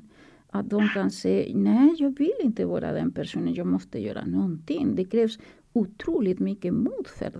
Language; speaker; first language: Swedish; non-native, fluent; Spanish